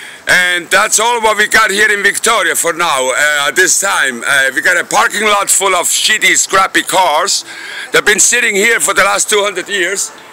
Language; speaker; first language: English; non-native, fluent; Italian